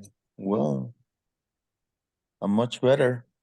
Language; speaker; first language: English; non-native, learner; Spanish